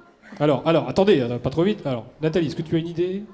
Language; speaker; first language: French; native; French